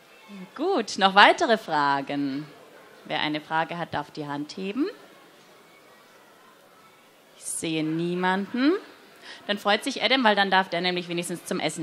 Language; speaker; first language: German; native; German